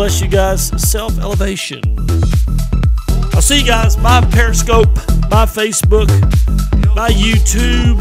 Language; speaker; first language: English; native; English